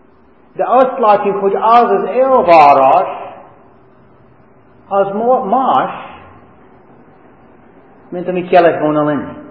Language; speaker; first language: Hungarian; non-native, fluent; English